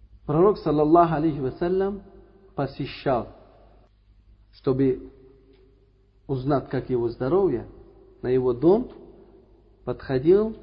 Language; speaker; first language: Russian; non-native, learner; Uzbek